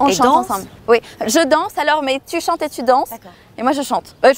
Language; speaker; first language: French; native; French